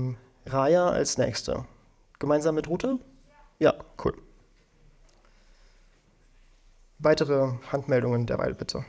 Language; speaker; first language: German; native; German